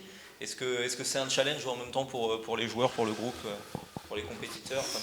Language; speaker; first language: French; native; French